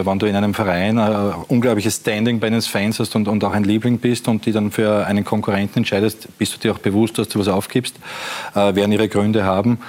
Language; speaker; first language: German; native; German